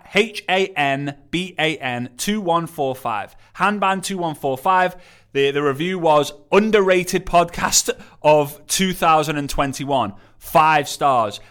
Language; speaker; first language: English; native; English